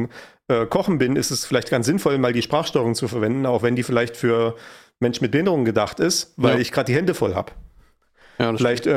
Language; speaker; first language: German; native; German